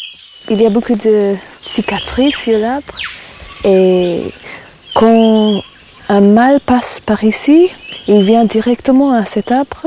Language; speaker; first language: French; non-native, fluent; English